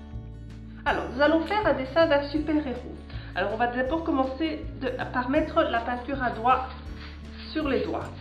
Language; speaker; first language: French; native; French